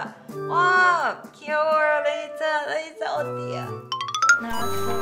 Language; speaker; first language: Korean; non-native, learner; Cantonese